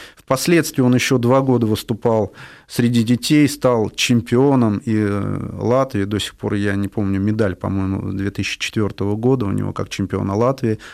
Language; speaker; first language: Russian; native; Russian